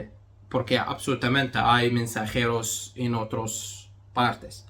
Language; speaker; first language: Spanish; non-native, fluent; Arabic